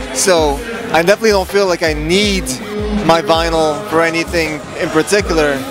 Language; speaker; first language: English; native; English